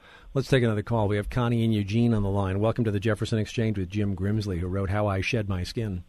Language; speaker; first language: English; native; English